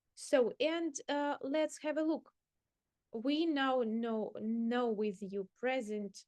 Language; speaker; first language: English; non-native, fluent; Ukrainian